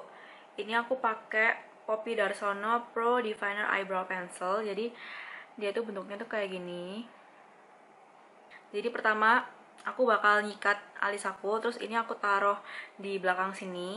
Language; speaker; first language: Indonesian; native; Indonesian